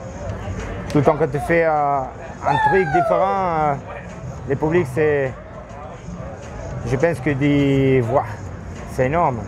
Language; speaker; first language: French; non-native, learner; Spanish